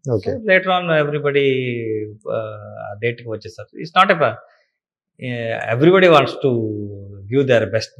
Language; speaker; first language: Telugu; non-native, learner; Kannada